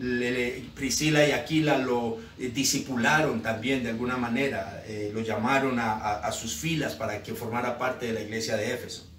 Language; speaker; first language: Spanish; native; Spanish